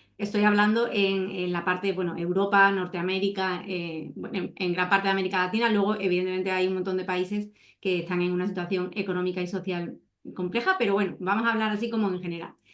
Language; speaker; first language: Spanish; native; Spanish